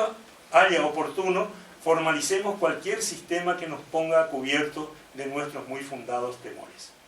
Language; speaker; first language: Spanish; native; Spanish